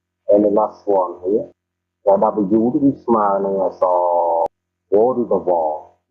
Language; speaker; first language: English; non-native, fluent; Khmer